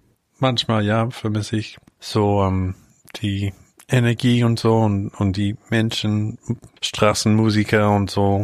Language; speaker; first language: German; non-native, fluent; English